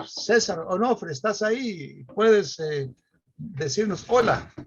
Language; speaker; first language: Spanish; native; Spanish